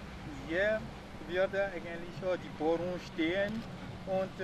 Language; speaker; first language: German; non-native, fluent; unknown